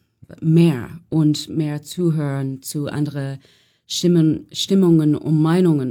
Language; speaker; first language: German; non-native, fluent; English